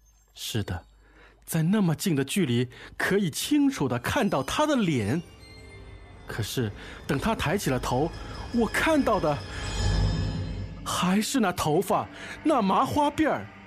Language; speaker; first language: Chinese; native; Chinese